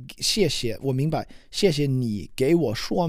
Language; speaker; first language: Chinese; non-native, learner; English